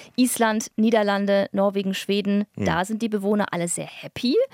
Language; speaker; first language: German; native; German